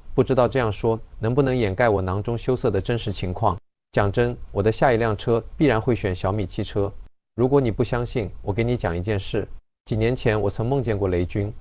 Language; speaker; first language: Chinese; native; Chinese